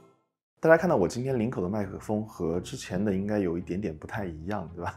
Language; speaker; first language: Chinese; native; Chinese